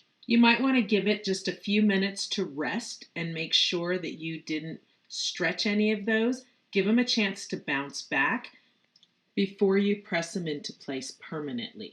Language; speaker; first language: English; native; English